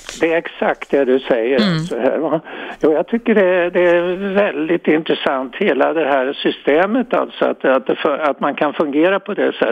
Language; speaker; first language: Swedish; native; Swedish